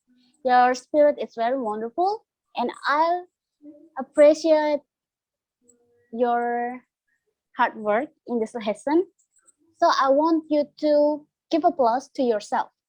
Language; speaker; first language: English; non-native, learner; Indonesian